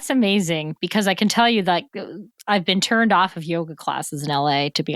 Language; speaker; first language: English; native; English